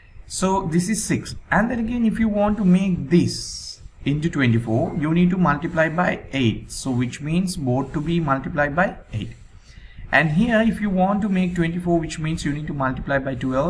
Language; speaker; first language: English; non-native, local second language; Sinhala